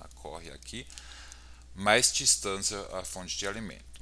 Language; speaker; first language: Portuguese; non-native, fluent; German